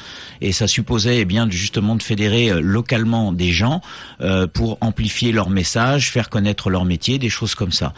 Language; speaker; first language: French; native; French